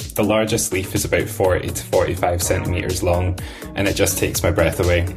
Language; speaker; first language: English; native; English